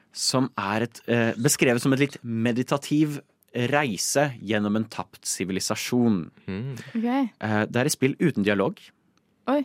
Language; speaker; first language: Norwegian; native; Norwegian